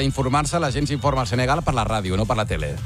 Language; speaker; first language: Catalan; native; Catalan